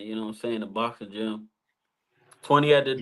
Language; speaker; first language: English; native; English